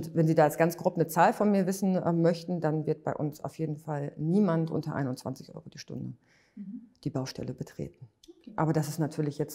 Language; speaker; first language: German; native; German